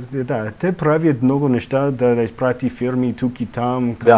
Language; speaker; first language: Bulgarian; non-native, learner; English